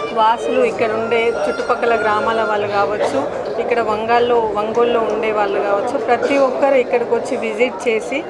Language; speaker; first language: Telugu; native; Telugu